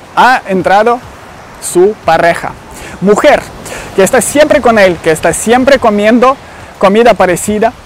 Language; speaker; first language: Spanish; non-native, learner; Ukrainian